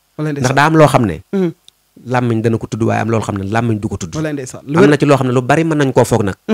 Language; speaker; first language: Wolof; native; Wolof